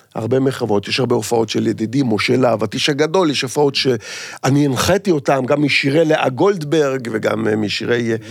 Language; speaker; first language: Hebrew; native; Hebrew